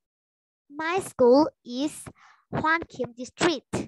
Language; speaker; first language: English; non-native, learner; Vietnamese